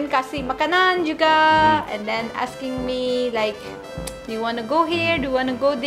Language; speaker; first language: English; non-native, local second language; Manipuri